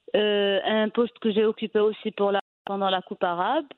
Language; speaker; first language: French; non-native, local second language; Arabic